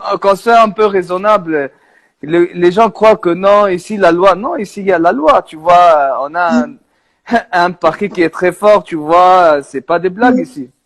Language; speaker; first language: French; non-native, local second language; Arabic